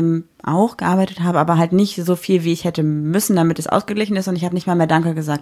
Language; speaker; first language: German; native; German